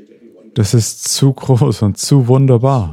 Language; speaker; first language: German; non-native, fluent; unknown